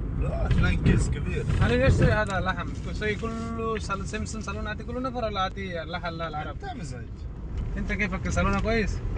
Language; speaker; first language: Arabic; non-native, learner; Bangla